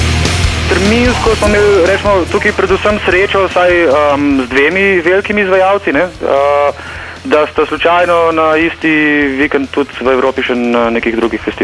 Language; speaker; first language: Slovenian; native; Slovenian